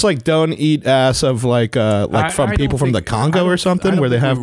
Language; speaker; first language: English; native; English